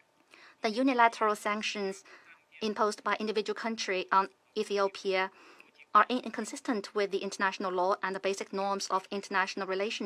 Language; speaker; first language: English; non-native, fluent; Chinese